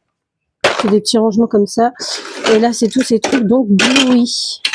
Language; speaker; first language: French; native; French